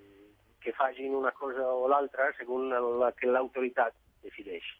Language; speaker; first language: Catalan; non-native, fluent; Italian